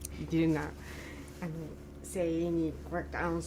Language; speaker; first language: English; non-native, learner; Japanese